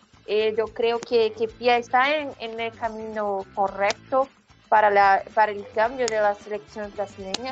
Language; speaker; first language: Spanish; non-native, fluent; Portuguese